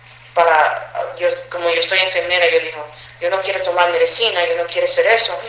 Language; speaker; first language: Spanish; early bilingual, heritage; English